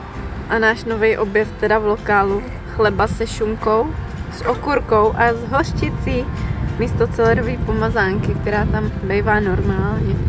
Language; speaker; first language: Czech; native; Czech